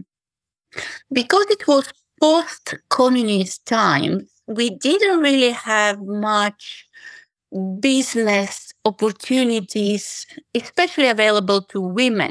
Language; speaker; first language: English; non-native, fluent; Bulgarian